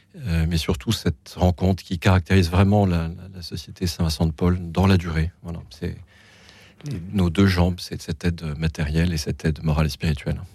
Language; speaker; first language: French; native; French